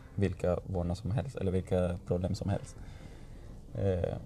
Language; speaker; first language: Swedish; non-native, fluent; Spanish